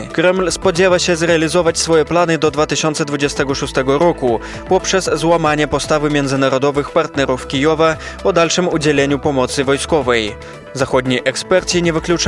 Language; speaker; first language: Polish; native; Polish